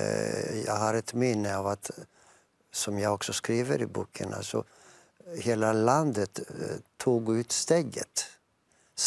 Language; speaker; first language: Swedish; non-native, fluent; Greek